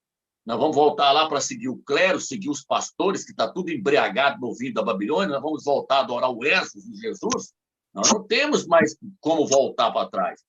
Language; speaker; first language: Portuguese; native; Portuguese